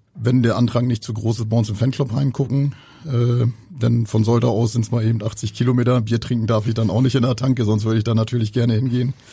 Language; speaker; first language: German; native; German